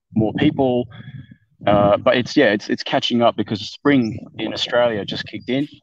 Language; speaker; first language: English; non-native, fluent; Persian